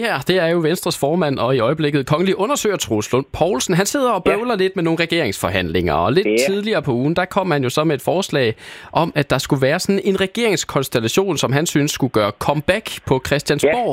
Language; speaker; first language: Danish; native; Danish